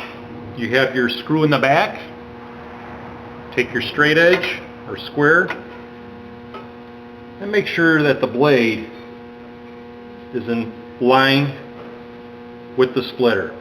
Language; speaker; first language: English; native; English